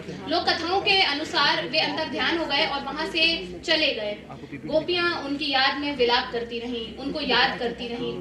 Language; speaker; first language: Hindi; native; Hindi